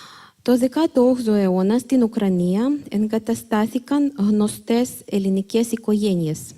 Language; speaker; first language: Greek; non-native, fluent; Ukrainian